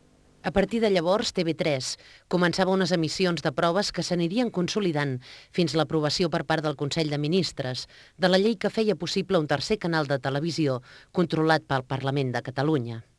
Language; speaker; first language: Catalan; native; Catalan